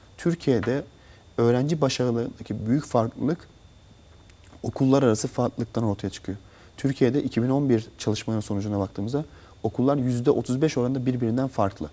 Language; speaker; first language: Turkish; native; Turkish